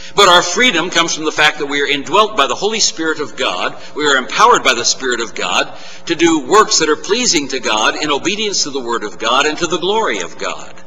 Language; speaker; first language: English; native; English